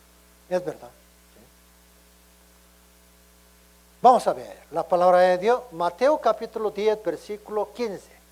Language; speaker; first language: Spanish; non-native, learner; Korean